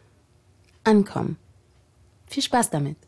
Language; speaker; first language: German; native; German